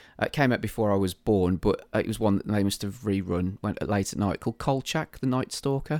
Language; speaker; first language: English; native; English